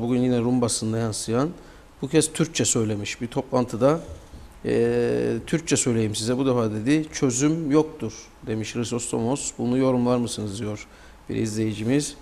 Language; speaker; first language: Turkish; native; Turkish